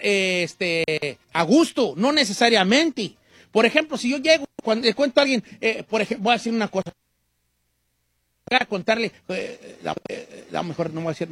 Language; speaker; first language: Spanish; native; Spanish